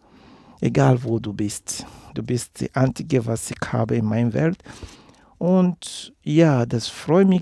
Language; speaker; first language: German; non-native, learner; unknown